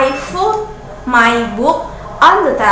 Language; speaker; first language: English; non-native, learner; Indonesian